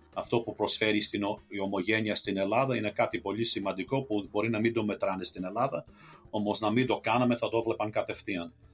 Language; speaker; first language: Greek; early bilingual, heritage; Greek